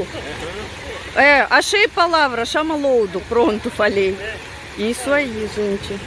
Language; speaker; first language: Portuguese; non-native, fluent; Russian